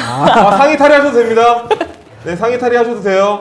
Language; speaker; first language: Korean; native; Korean